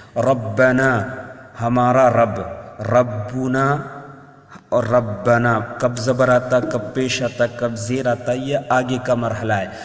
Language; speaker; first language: Urdu; native; Urdu